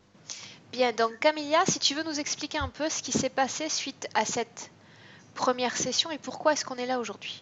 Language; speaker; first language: French; native; French